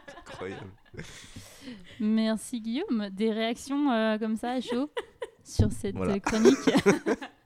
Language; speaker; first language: French; native; French